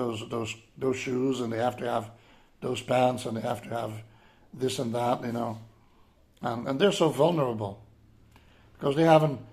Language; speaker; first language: English; non-native, fluent; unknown